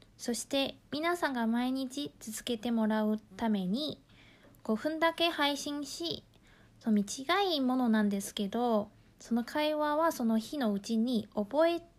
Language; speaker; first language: Japanese; non-native, fluent; Chinese